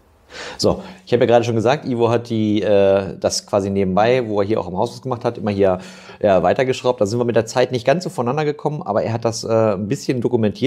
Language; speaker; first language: German; native; German